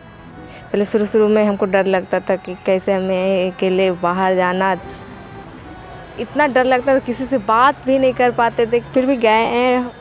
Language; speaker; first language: Hindi; non-native, local second language; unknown